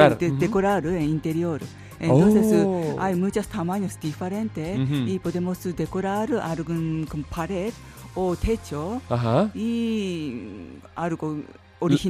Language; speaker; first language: Spanish; non-native, learner; Japanese